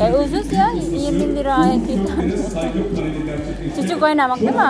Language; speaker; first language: Turkish; non-native, learner; Indonesian